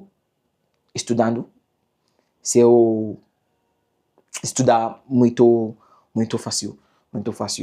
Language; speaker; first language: Portuguese; non-native, learner; English